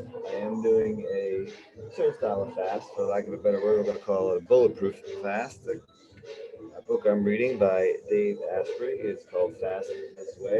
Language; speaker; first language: English; native; English